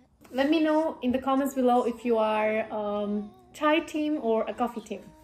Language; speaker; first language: English; non-native, local second language; Hindi